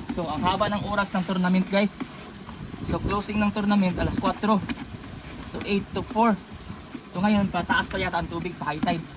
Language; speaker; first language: Filipino; non-native, local second language; Cebuano